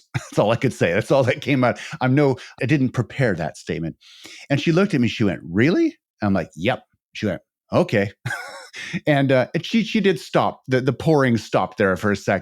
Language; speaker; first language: English; native; English